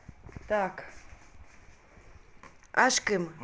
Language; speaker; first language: Turkish; non-native, learner; Russian